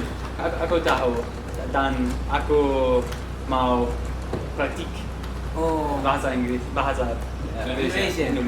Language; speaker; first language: Indonesian; non-native, learner; English